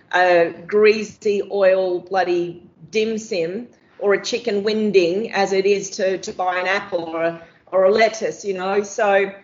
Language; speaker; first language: English; native; English